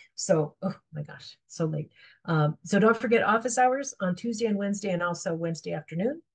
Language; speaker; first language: English; native; English